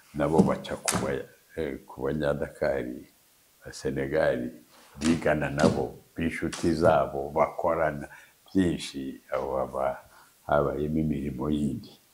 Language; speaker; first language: Kinyarwanda; early bilingual, heritage; Kinyarwanda